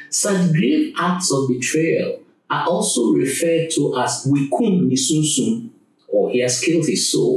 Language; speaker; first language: English; non-native, local second language; Akan